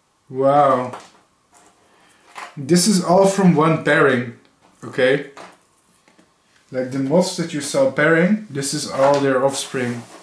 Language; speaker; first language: English; non-native, fluent; Dutch